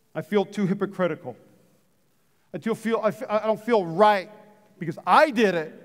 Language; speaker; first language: English; native; English